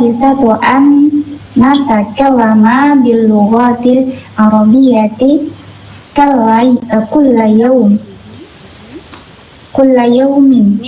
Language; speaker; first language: Arabic; non-native, learner; Indonesian